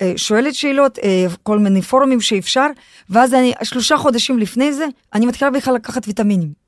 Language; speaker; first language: Hebrew; non-native, fluent; Russian